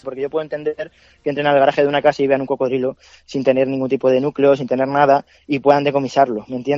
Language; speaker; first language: Spanish; native; Spanish